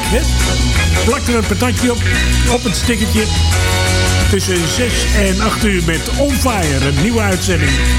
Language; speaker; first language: Dutch; native; Dutch